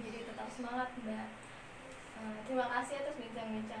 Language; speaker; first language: Indonesian; native; Indonesian